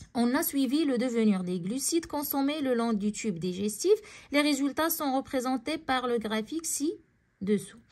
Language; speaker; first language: French; non-native, local second language; Arabic